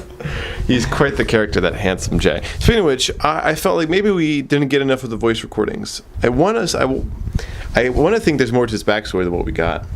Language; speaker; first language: English; native; English